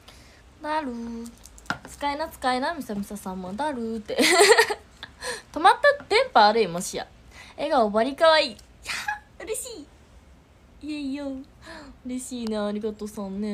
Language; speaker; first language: Japanese; native; Japanese